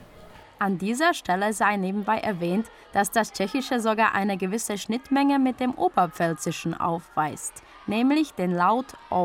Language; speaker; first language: German; native; German